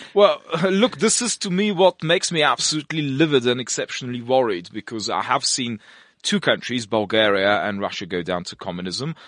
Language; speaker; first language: English; non-native, fluent; Russian